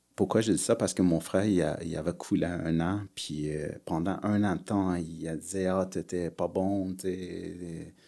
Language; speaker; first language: French; early bilingual, other home language; Persian